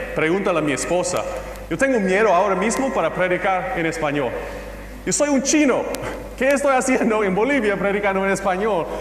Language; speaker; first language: Spanish; non-native, fluent; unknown